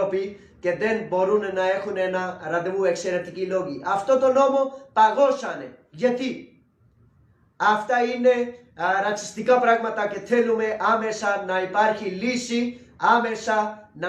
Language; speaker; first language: Greek; non-native, learner; Urdu